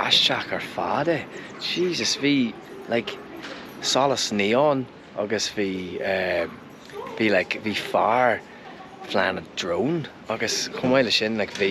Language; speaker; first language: Irish; non-native, local second language; English